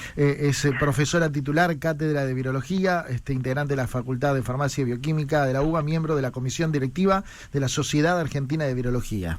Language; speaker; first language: Spanish; native; Spanish